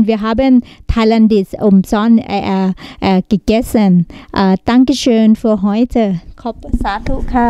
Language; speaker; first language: German; non-native, learner; Thai